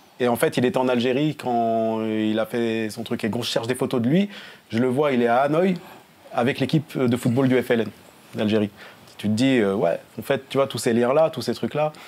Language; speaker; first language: French; native; French